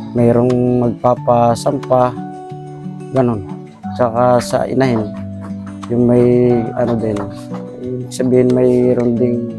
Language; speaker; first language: Filipino; native; Filipino